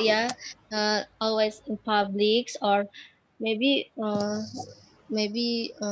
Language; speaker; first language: English; non-native, learner; Indonesian